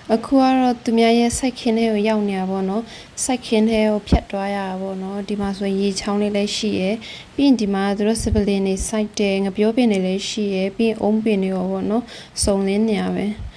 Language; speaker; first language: Burmese; native; Burmese